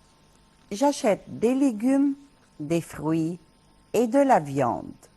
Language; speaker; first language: French; non-native, fluent; Arabic